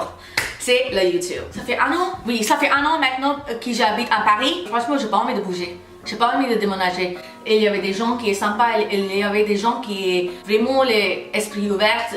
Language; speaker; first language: French; non-native, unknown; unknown